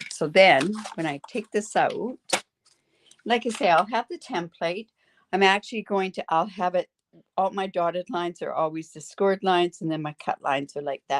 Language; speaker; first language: English; native; English